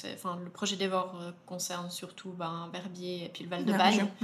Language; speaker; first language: French; native; French